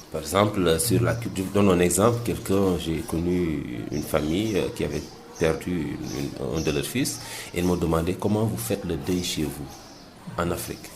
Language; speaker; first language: French; non-native, local second language; Wolof